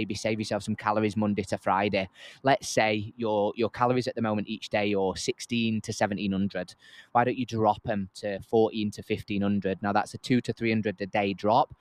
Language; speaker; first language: English; native; English